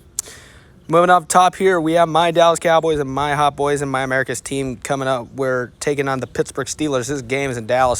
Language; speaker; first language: English; native; English